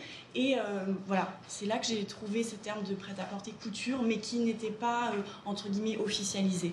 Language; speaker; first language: French; native; French